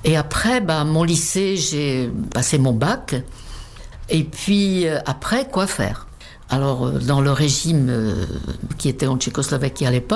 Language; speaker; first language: French; non-native, fluent; Czech